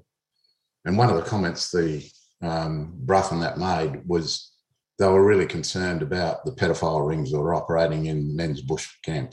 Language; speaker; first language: English; native; English